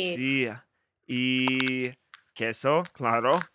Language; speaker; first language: Spanish; non-native, learner; English